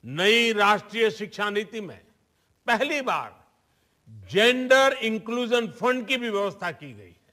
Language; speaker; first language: Hindi; non-native, local second language; Gujarati